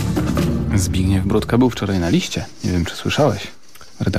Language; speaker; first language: Polish; native; Polish